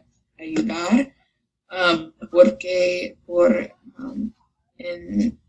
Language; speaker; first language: Spanish; non-native, learner; English